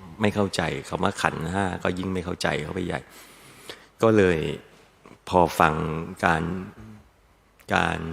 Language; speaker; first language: Thai; native; Thai